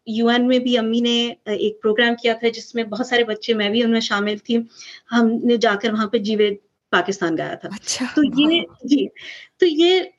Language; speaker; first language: Urdu; early bilingual, heritage; Urdu